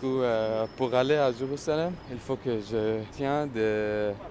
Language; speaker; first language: French; non-native, fluent; Arabic